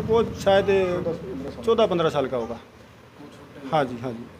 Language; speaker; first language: Hindi; native; Hindi